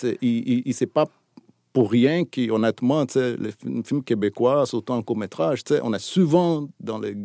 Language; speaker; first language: French; non-native, fluent; Portuguese